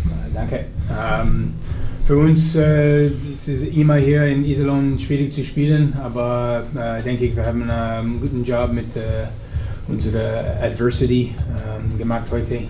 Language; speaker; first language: German; non-native, learner; English